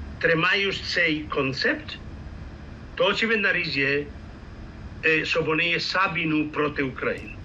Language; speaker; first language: Ukrainian; non-native, fluent; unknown